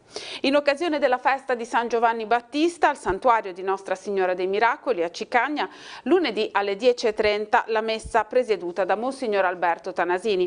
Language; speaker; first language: Italian; native; Italian